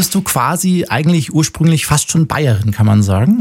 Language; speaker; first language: German; native; German